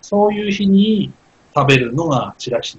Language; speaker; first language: Japanese; native; Japanese